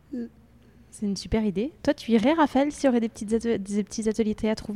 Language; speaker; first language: French; native; French